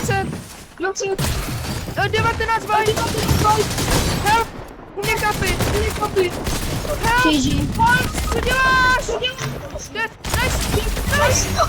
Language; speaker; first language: Czech; native; Czech